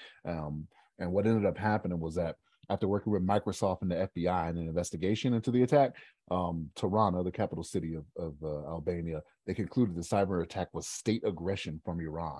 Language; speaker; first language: English; native; English